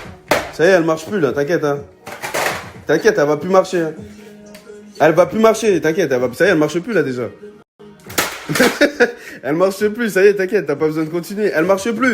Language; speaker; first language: French; native; French